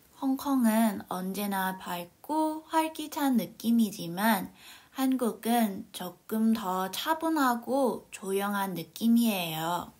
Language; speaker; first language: Korean; non-native, fluent; Cantonese